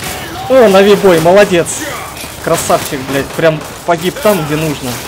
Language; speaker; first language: Russian; native; Russian